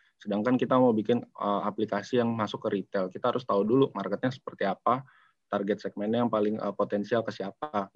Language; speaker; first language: Indonesian; native; Indonesian